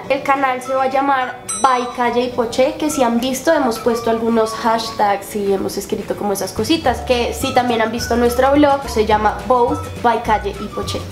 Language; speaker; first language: Spanish; native; Spanish